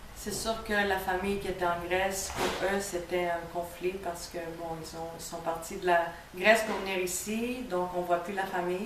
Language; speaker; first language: French; early bilingual, other home language; Greek